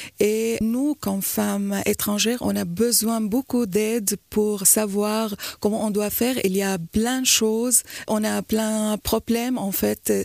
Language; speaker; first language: French; non-native, learner; Arabic